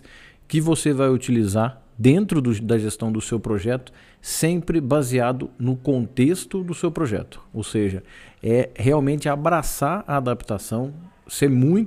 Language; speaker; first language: Portuguese; native; Portuguese